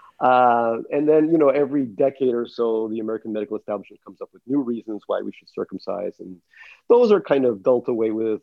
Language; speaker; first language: English; early bilingual, other home language; Russian